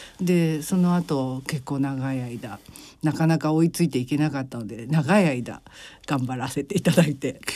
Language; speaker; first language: Japanese; native; Japanese